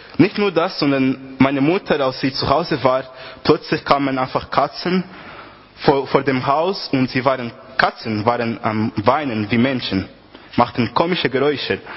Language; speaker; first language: German; non-native, fluent; Portuguese